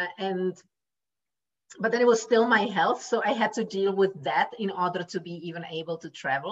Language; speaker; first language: English; non-native, fluent; Czech